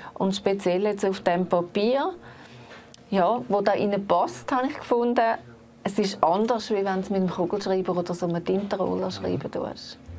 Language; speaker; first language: German; native; German